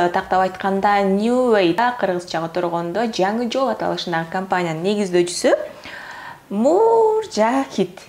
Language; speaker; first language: Kyrgyz; native; Kyrgyz